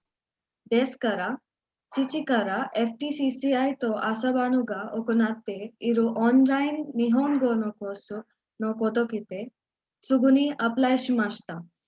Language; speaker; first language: Japanese; non-native, learner; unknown